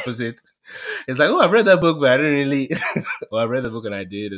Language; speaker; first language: English; non-native, local second language; Yoruba